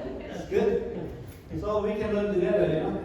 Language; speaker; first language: English; non-native, learner; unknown